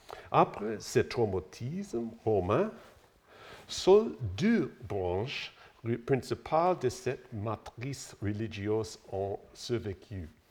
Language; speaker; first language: French; non-native, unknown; English